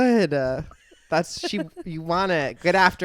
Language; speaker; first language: English; native; English